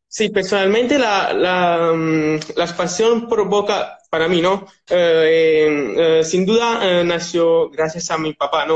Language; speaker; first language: Spanish; non-native, learner; Italian